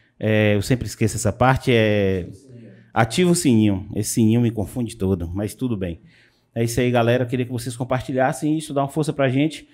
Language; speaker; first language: Portuguese; native; Portuguese